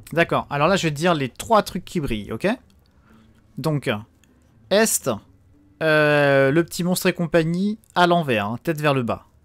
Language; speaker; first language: French; native; French